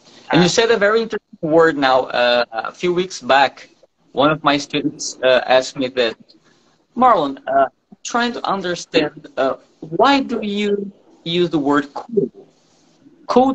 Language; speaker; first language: English; non-native, fluent; Portuguese